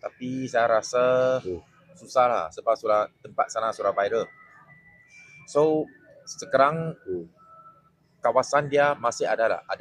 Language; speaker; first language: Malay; non-native, local second language; Chinese